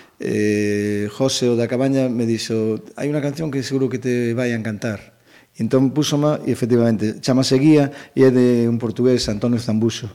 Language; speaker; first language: Galician; native; Galician